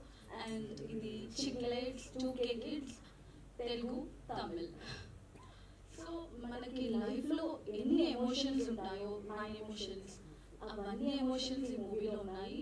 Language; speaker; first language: Telugu; non-native, learner; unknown